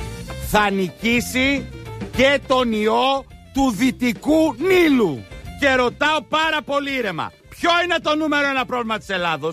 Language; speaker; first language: Greek; native; Greek